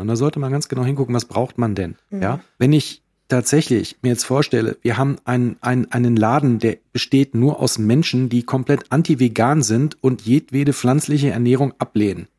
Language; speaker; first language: German; native; German